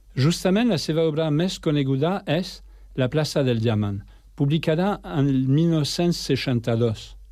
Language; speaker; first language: Catalan; non-native, learner; French